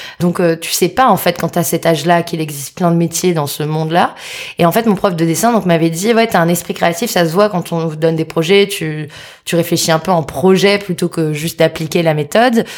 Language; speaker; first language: French; native; French